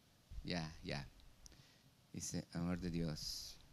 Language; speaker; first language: Spanish; native; Spanish